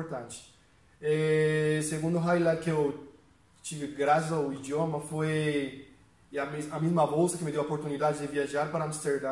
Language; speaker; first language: Portuguese; non-native, fluent; Spanish